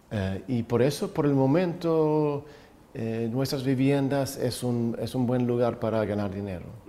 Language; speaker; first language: Spanish; non-native, fluent; Swedish